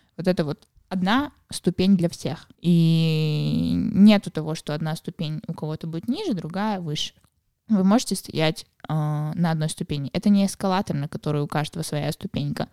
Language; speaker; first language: Russian; native; Russian